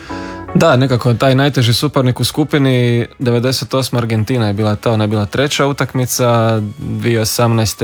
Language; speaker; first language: Serbian; native; Serbian